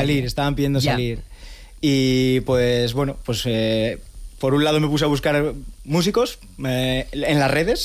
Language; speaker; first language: Spanish; native; Spanish